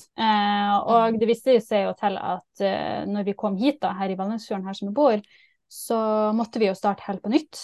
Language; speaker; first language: Norwegian; native; Norwegian